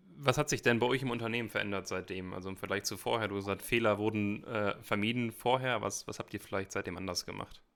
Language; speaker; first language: German; native; German